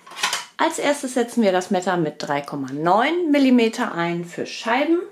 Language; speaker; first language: German; native; German